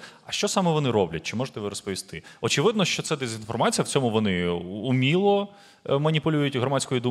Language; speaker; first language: Ukrainian; native; Ukrainian